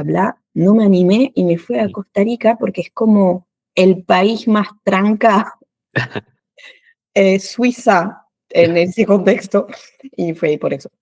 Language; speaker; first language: Spanish; non-native, fluent; French